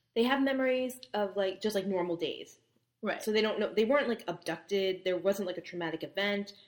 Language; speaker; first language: English; native; English